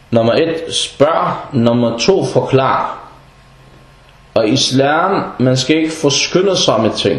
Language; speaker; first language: Danish; non-native, fluent; Arabic